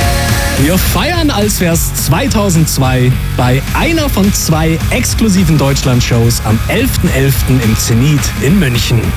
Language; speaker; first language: German; native; German